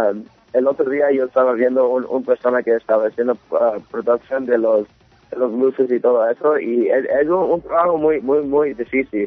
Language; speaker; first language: Spanish; early bilingual, heritage; English